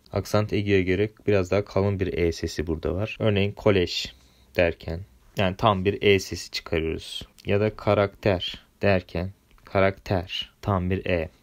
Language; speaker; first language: Turkish; native; Turkish